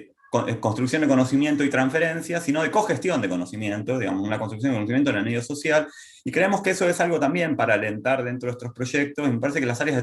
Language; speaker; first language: Spanish; native; Spanish